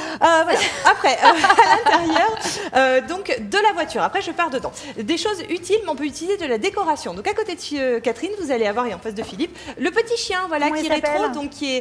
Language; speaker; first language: French; native; French